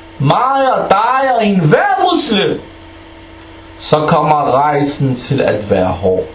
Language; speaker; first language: Danish; early bilingual, other home language; Arabic